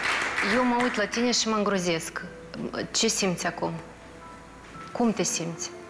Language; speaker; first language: Romanian; native; Romanian